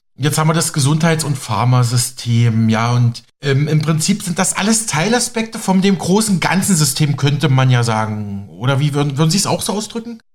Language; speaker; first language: German; native; German